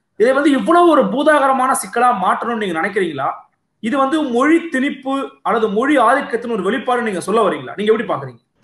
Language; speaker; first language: Tamil; native; Tamil